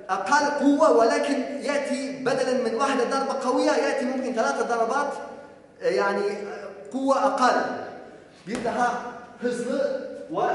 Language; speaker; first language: Arabic; non-native, fluent; Polish